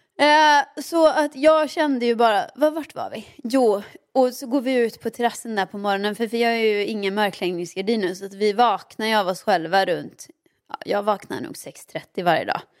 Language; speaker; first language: Swedish; native; Swedish